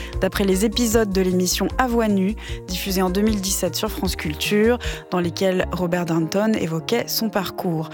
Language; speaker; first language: French; native; French